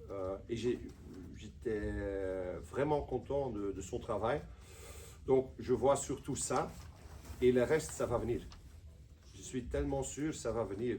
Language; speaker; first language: French; non-native, local second language; Dutch